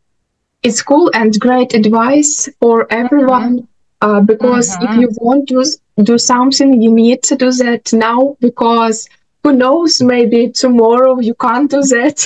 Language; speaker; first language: English; non-native, learner; Russian